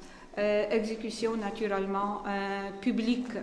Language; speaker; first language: French; non-native, learner; Polish